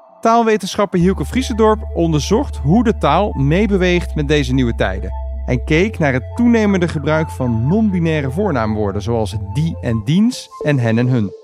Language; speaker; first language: Dutch; native; Dutch